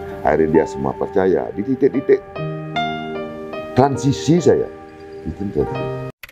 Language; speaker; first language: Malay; non-native, local second language; Balinese